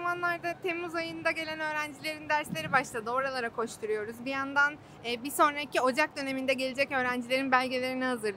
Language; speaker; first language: Turkish; native; Turkish